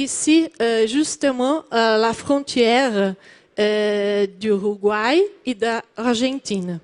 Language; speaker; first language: French; non-native, learner; Portuguese